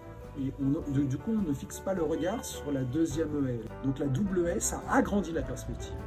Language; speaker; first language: French; native; French